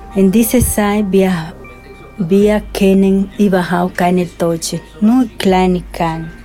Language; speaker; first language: German; non-native, fluent; Spanish